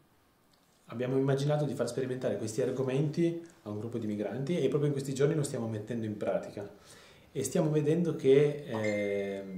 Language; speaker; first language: Italian; native; Italian